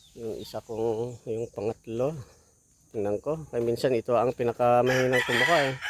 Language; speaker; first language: Filipino; native; Filipino